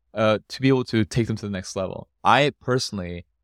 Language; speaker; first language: English; native; English